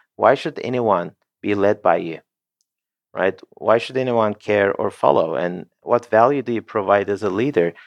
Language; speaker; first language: English; non-native, fluent; Turkish